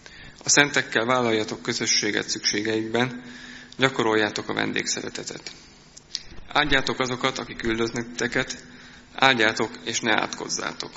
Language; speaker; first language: Hungarian; native; Hungarian